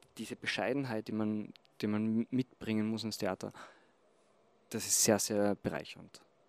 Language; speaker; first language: German; non-native, local second language; Slovenian